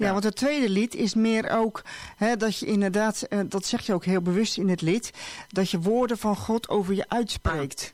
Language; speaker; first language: Dutch; native; Dutch